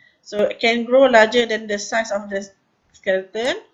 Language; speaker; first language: English; non-native, local second language; Malay